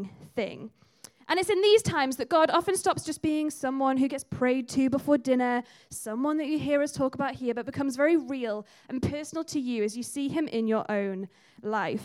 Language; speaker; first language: English; native; English